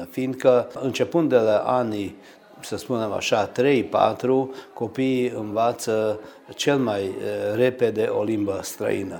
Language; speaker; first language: Romanian; early bilingual, heritage; Romanian